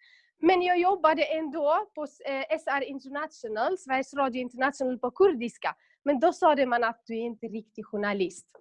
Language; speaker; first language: Swedish; non-native, local second language; Kurdish